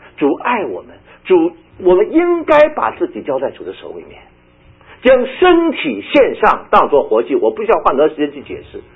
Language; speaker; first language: Chinese; native; Chinese